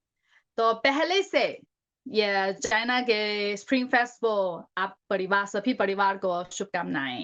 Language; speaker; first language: Hindi; non-native, learner; Chinese